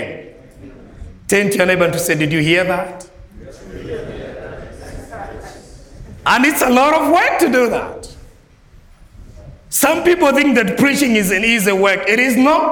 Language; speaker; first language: English; non-native, local second language; Nyanja